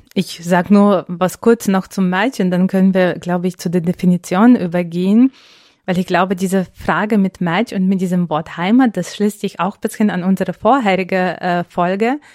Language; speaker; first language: German; non-native, fluent; Ukrainian